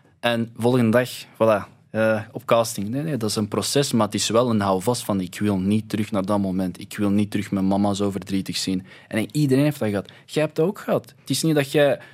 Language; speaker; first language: Dutch; early bilingual, other home language; Arabic